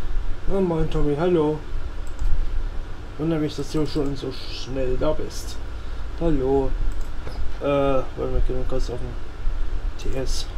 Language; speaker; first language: German; native; German